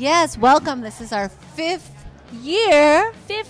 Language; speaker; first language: English; native; English